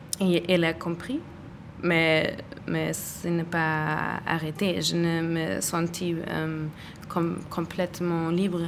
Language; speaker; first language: French; non-native, learner; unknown